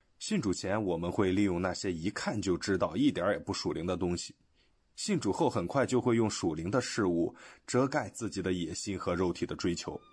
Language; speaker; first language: Chinese; non-native, fluent; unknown